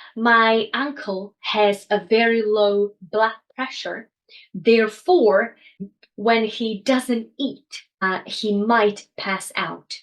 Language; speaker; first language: English; non-native, fluent; Czech